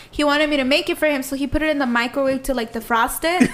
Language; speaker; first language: English; early bilingual, other home language; Spanish